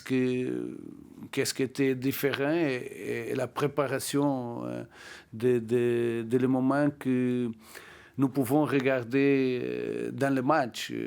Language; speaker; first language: French; non-native, learner; Portuguese